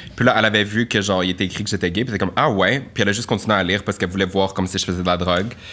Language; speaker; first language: French; native; French